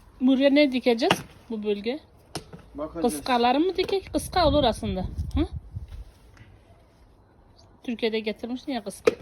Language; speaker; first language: Turkish; native; Turkish